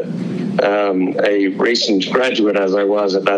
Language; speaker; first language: English; native; English